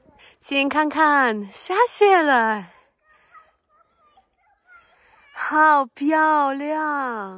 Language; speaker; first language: Chinese; non-native, learner; Russian